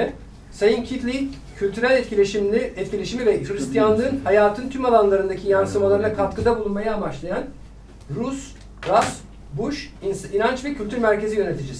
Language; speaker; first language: Turkish; native; Turkish